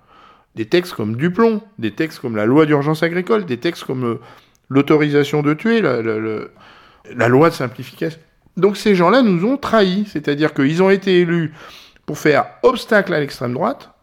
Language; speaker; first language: French; native; French